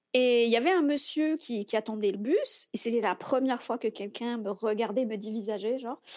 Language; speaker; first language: French; non-native, local second language; Arabic